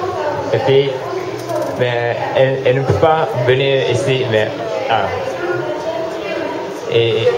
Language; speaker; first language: French; non-native, learner; Japanese